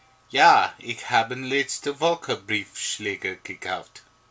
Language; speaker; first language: German; non-native, learner; English